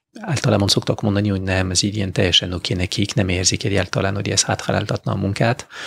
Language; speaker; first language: Hungarian; non-native, fluent; French